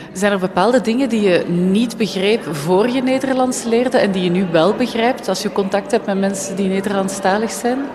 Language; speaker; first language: Dutch; native; Dutch